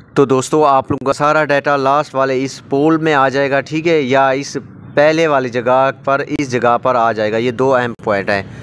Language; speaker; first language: Urdu; native; Urdu